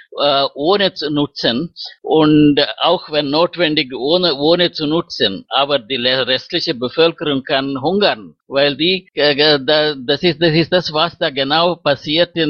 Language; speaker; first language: German; non-native, fluent; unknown